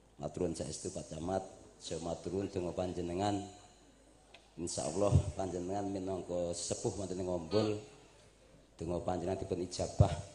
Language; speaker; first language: Javanese; native; Javanese